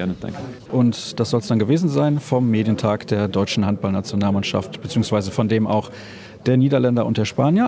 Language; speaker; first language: German; native; German